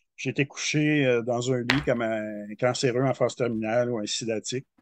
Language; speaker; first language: French; native; French